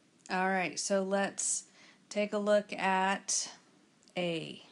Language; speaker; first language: English; native; English